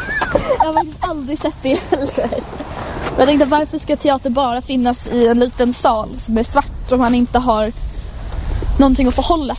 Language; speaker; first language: Swedish; native; Swedish